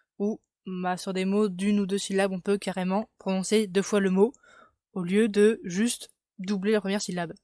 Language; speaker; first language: French; native; French